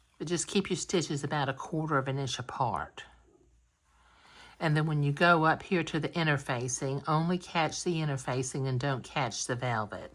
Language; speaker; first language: English; native; English